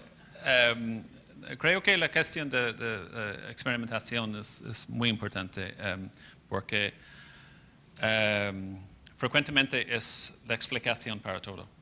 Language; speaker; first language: Spanish; non-native, fluent; English